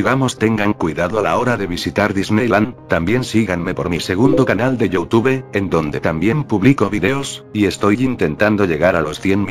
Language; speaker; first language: Spanish; native; Spanish